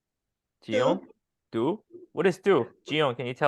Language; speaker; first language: English; non-native, fluent; Chinese